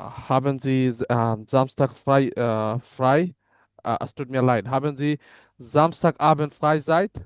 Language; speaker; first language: German; non-native, learner; Bangla